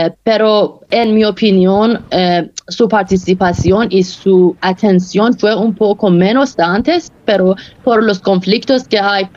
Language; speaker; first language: Spanish; non-native, fluent; Persian